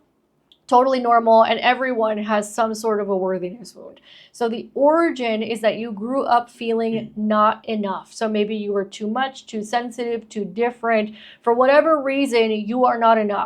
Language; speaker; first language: English; native; English